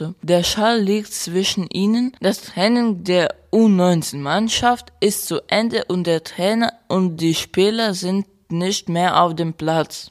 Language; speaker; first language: German; non-native, learner; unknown